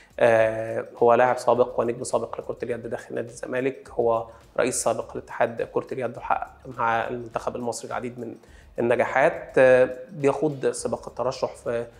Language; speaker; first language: Arabic; native; Arabic